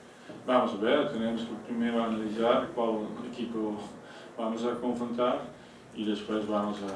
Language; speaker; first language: Spanish; non-native, fluent; Dutch